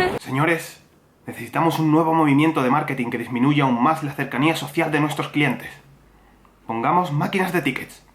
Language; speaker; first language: Spanish; native; Spanish